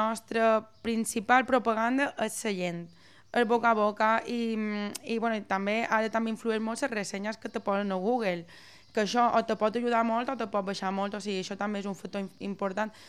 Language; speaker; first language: Catalan; native; Catalan